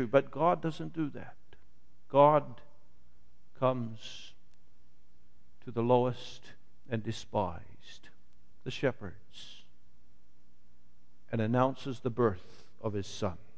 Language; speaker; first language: English; native; English